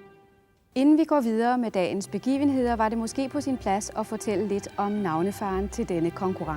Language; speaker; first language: Danish; native; Danish